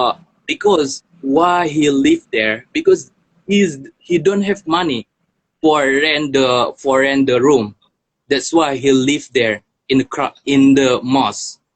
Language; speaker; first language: English; non-native, learner; Indonesian